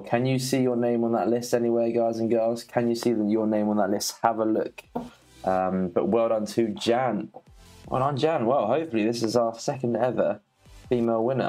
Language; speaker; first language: English; native; English